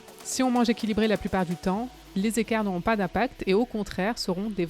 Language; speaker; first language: French; native; French